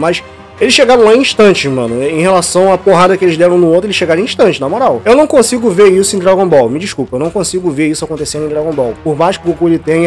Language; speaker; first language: Portuguese; native; Portuguese